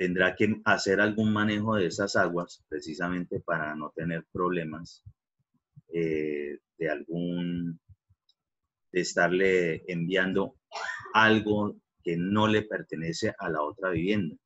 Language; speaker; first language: Spanish; native; Spanish